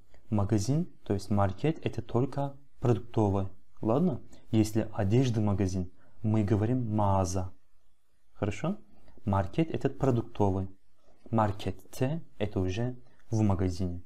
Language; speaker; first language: Russian; non-native, fluent; Turkish